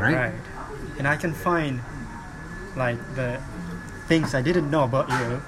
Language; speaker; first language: English; non-native, learner; Japanese